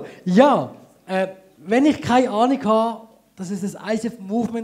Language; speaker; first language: German; native; German